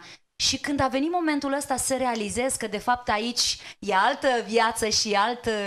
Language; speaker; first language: Romanian; native; Romanian